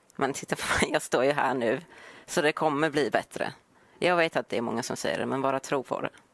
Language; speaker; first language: Swedish; early bilingual, other home language; Polish